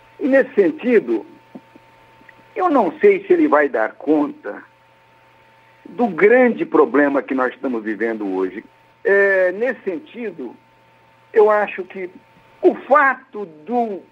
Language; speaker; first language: Portuguese; native; Portuguese